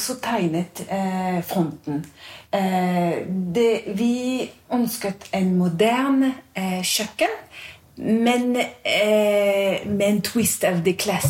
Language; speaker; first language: Norwegian; non-native, fluent; French